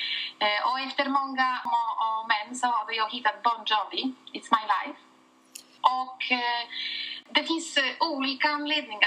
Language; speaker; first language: Swedish; non-native, fluent; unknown